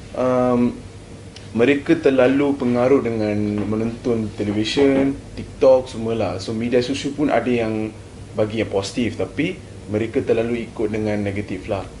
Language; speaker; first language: Malay; non-native, local second language; Tamil